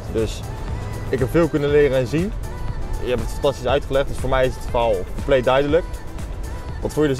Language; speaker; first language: Dutch; native; Dutch